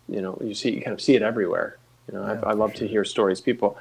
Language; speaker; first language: English; native; English